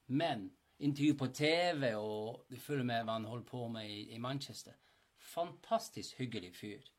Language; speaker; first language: Norwegian; non-native, fluent; English